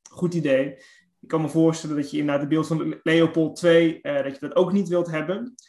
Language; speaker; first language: Dutch; native; Dutch